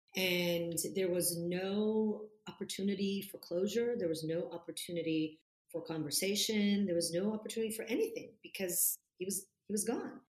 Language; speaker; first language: English; non-native, fluent; Italian